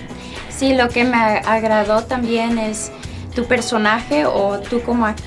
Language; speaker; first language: Spanish; early bilingual, heritage; English